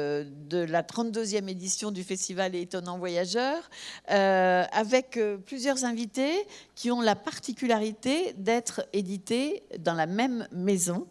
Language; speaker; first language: French; native; French